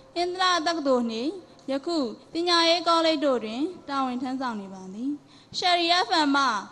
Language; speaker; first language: Burmese; native; Burmese